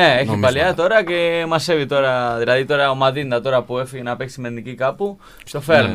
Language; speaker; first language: Greek; non-native, learner; Spanish